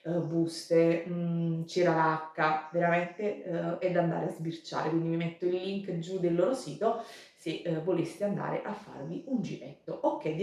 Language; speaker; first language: Italian; native; Italian